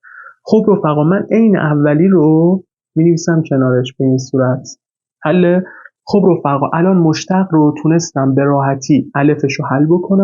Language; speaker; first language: Persian; native; Persian